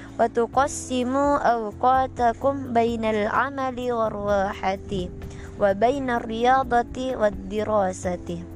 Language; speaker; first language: Arabic; non-native, learner; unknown